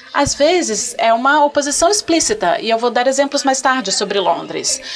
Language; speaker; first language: Portuguese; non-native, fluent; French